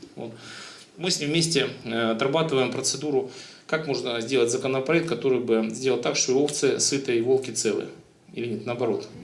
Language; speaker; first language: Russian; native; Russian